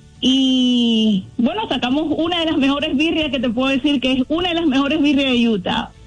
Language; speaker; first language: Spanish; native; Spanish